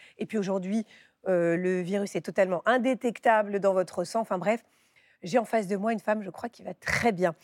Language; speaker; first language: French; native; French